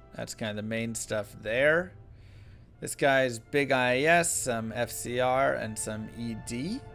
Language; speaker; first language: English; native; English